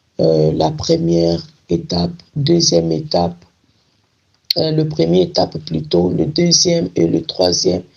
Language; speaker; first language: French; non-native, local second language; Lingala